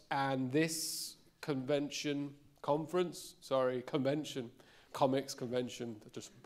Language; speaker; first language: English; native; English